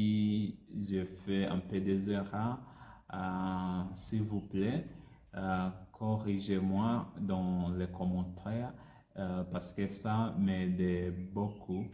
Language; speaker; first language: French; non-native, learner; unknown